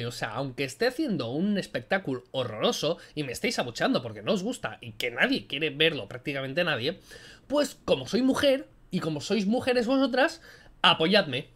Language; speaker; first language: Spanish; native; Spanish